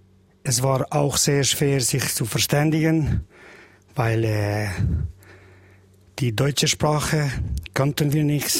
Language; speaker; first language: German; non-native, learner; Albanian